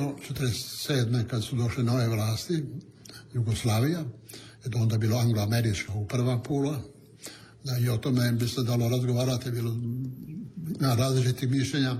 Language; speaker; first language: Serbian; non-native, local second language; Italian